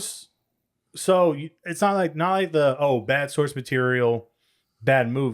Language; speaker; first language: English; native; English